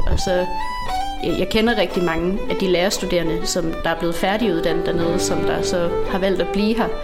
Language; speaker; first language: Danish; native; Danish